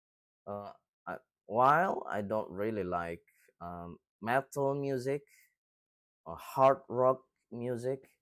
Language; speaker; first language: English; non-native, fluent; Indonesian